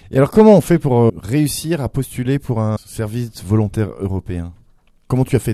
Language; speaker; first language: French; native; French